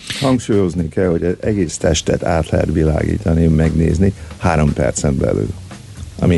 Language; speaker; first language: Hungarian; early bilingual, heritage; Hungarian